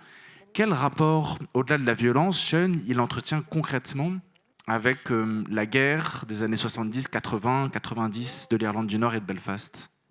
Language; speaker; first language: French; native; French